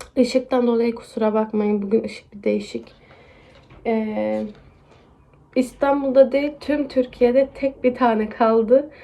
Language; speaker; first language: Turkish; early bilingual, heritage; Turkish